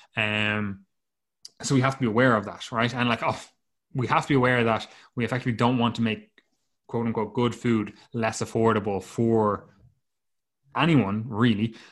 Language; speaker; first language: English; native; English